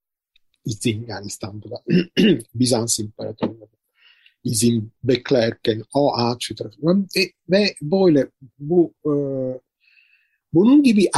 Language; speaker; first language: Turkish; non-native, fluent; Italian